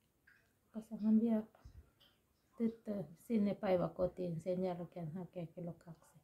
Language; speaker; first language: Finnish; non-native, learner; Thai